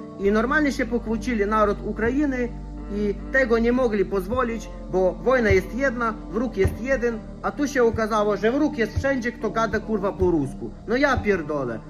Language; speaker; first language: Polish; non-native, fluent; Russian